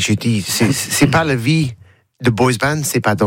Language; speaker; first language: French; non-native, learner; English